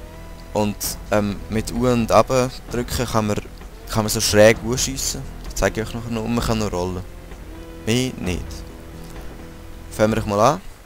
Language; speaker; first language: German; native; German